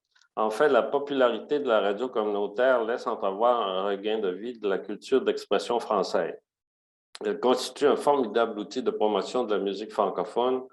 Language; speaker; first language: French; native; French